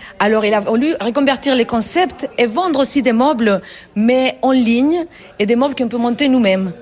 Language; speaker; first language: French; non-native, fluent; Spanish